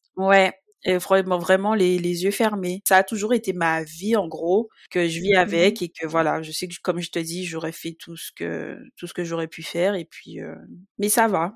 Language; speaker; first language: French; native; French